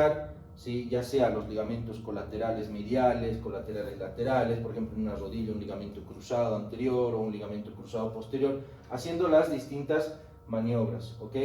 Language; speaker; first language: Spanish; native; Spanish